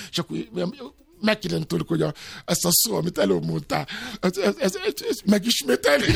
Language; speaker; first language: Hungarian; non-native, fluent; Yoruba